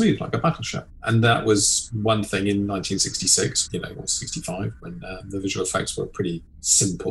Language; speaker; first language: English; native; English